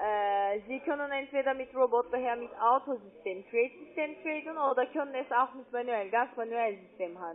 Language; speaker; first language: German; non-native, learner; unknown